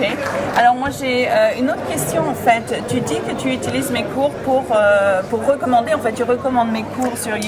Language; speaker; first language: French; native; French